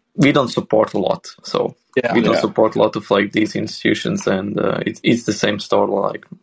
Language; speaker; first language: English; non-native, fluent; Swedish